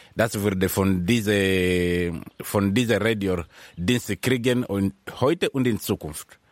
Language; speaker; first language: German; non-native, learner; Swahili